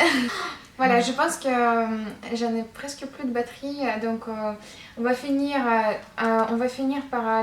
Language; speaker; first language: French; non-native, fluent; Russian